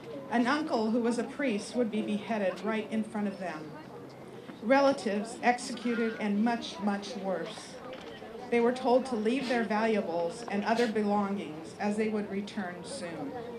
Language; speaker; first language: English; native; English